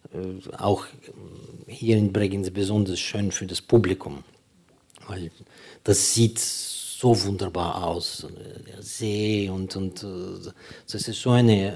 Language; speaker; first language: German; non-native, fluent; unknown